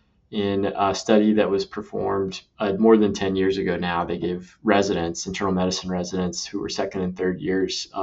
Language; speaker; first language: English; native; English